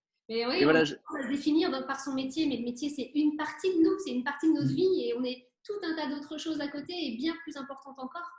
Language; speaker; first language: French; native; French